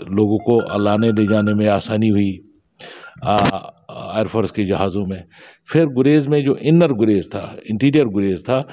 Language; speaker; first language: Hindi; non-native, local second language; Shina